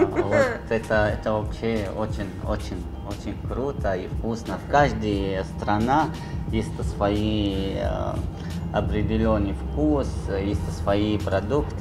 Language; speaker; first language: Russian; non-native, learner; Arabic